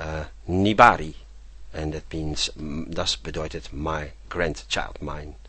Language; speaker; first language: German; non-native, fluent; Dutch